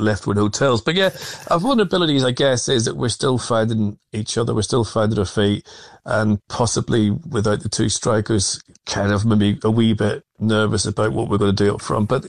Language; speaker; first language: English; native; English